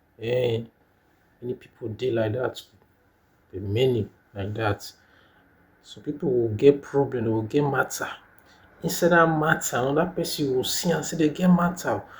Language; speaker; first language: Nigerian Pidgin; non-native, local second language; Bini